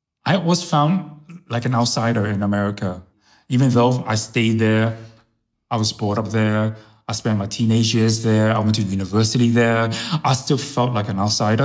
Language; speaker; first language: English; early bilingual, other home language; Chinese